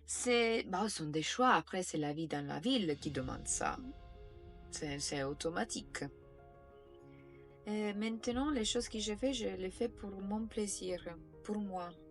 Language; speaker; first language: French; non-native, fluent; Italian